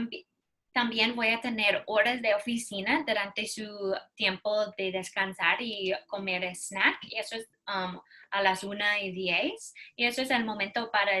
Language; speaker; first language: Spanish; non-native, learner; English